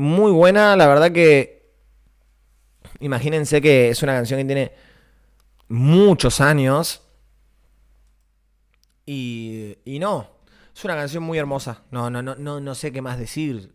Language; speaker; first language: Spanish; native; Spanish